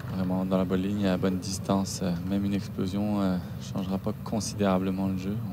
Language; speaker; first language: French; native; French